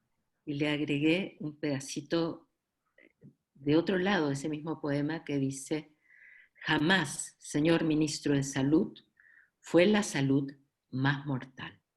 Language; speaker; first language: Spanish; native; Spanish